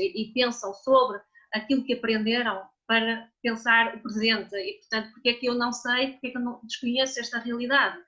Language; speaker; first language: Portuguese; native; Portuguese